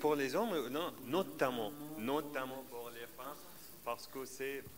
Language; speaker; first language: French; non-native, fluent; Arabic